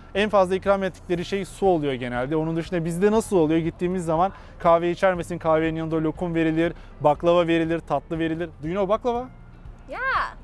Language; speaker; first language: Turkish; native; Turkish